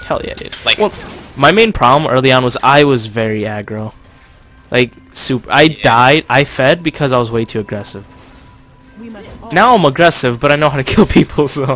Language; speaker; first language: English; native; English